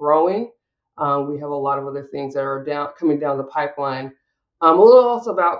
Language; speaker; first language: English; native; English